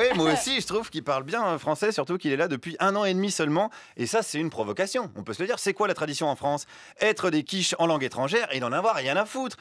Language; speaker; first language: French; native; French